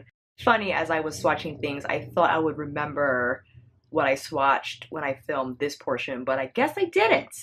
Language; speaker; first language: English; native; English